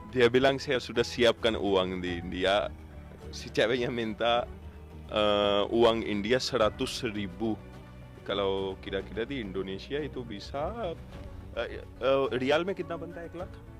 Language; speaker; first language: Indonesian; non-native, fluent; Urdu